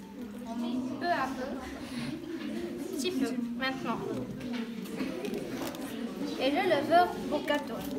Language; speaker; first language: French; non-native, learner; Arabic